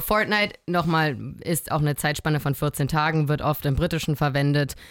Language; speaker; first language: German; native; German